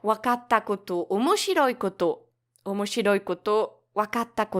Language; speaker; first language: Japanese; non-native, learner; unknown